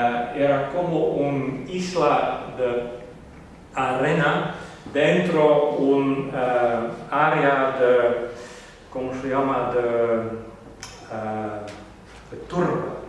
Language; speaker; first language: Spanish; non-native, learner; Western Frisian